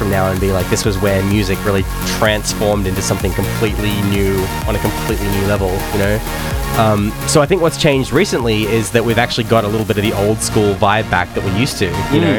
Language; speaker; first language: English; native; English